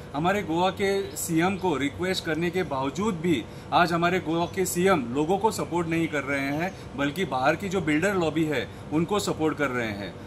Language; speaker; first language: Hindi; non-native, local second language; Konkani